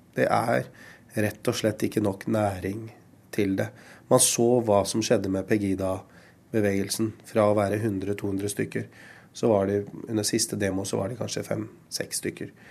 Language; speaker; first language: Norwegian; early bilingual, other home language; Urdu